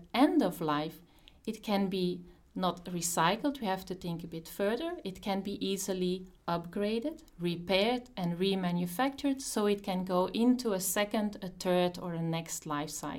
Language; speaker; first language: English; non-native, fluent; Dutch